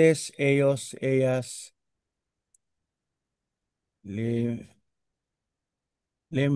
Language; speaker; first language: Spanish; non-native, learner; Filipino